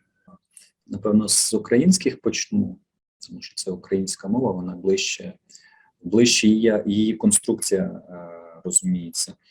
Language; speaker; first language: Ukrainian; native; Ukrainian